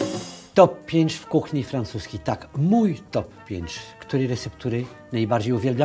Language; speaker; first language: Polish; non-native, learner; French